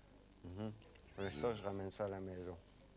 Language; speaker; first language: French; native; French